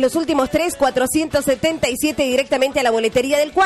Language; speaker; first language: Spanish; native; Spanish